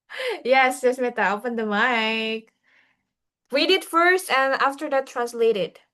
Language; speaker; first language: English; non-native, learner; Indonesian